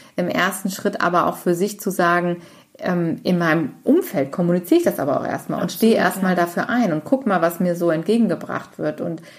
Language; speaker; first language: German; native; German